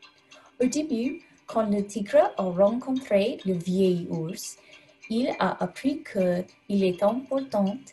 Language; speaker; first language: French; non-native, learner; English